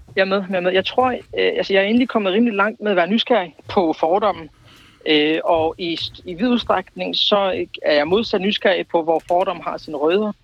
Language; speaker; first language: Danish; early bilingual, other home language; Kurdish